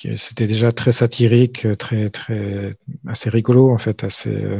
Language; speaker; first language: French; native; French